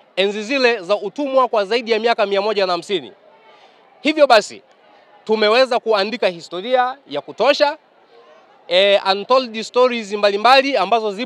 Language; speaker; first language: Swahili; native; Swahili